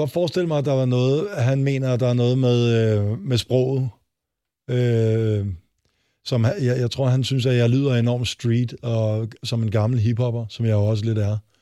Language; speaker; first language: Danish; native; Danish